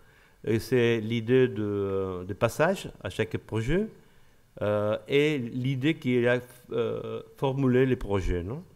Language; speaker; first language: French; non-native, learner; Spanish